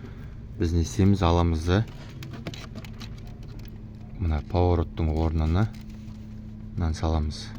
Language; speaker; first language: Kazakh; native; Kazakh